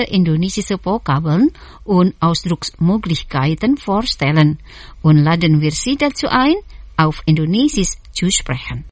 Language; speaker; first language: German; non-native, fluent; Indonesian